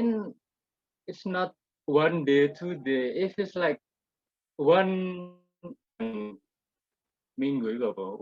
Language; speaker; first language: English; non-native, learner; Indonesian